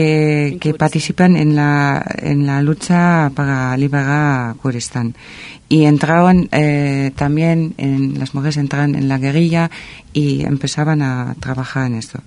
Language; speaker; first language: Spanish; non-native, fluent; German